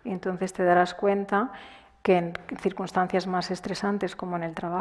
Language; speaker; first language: Spanish; native; Spanish